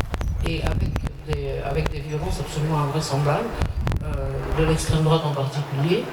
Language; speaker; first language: French; native; French